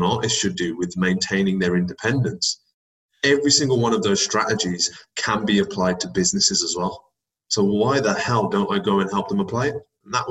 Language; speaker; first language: English; native; English